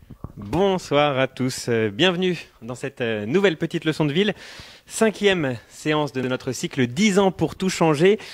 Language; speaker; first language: French; native; French